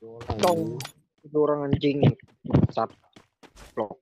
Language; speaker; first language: Indonesian; native; Indonesian